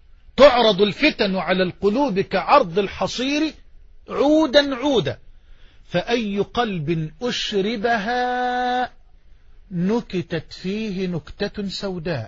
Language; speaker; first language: Arabic; native; Arabic